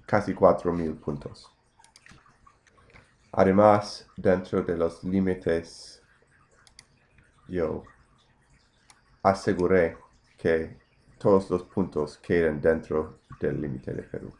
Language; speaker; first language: Spanish; non-native, fluent; English